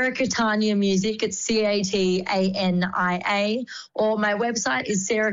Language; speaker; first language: English; native; English